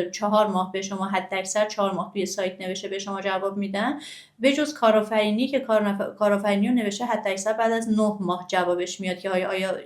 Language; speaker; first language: Persian; native; Persian